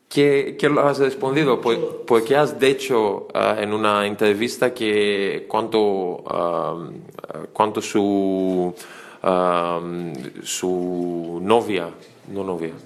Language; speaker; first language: Spanish; non-native, learner; Greek